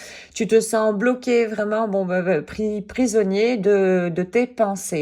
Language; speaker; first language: French; native; French